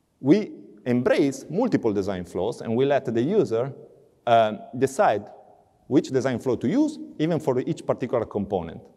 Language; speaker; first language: English; non-native, fluent; Italian